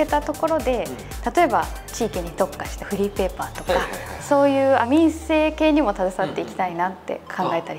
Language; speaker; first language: Japanese; native; Japanese